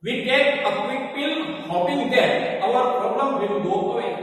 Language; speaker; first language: English; non-native, local second language; Gujarati